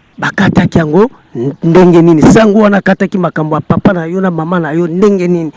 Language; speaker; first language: Lingala; non-native, local second language; Kongo